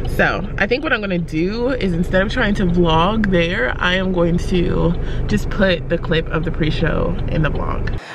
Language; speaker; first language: English; native; English